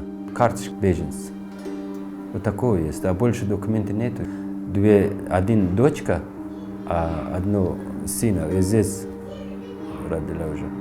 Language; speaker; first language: Russian; non-native, learner; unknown